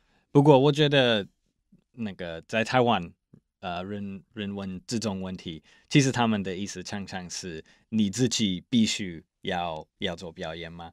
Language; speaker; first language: Chinese; non-native, fluent; English